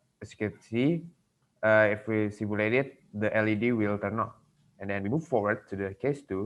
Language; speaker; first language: English; non-native, learner; Indonesian